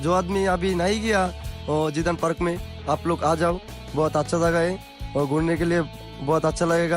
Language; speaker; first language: Hindi; non-native, fluent; Bangla